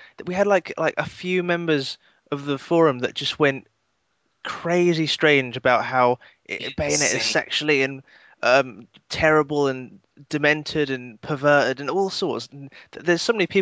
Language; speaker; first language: English; native; English